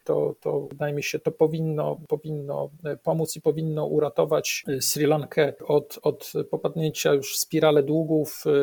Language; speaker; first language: Polish; native; Polish